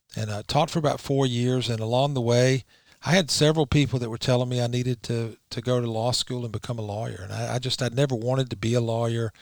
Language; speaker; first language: English; native; English